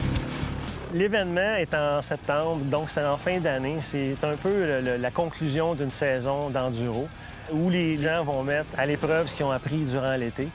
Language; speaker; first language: French; native; French